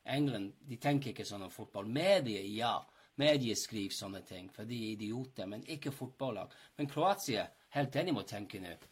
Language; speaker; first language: Norwegian; non-native, fluent; English